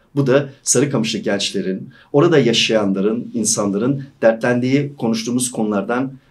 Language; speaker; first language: Turkish; native; Turkish